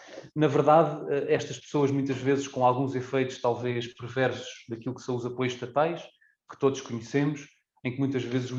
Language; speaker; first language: Portuguese; native; Portuguese